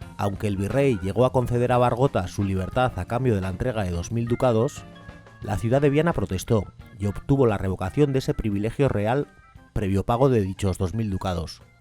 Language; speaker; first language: Spanish; native; Spanish